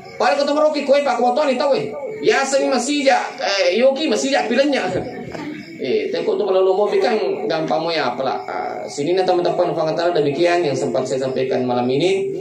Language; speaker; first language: Indonesian; non-native, local second language; Buginese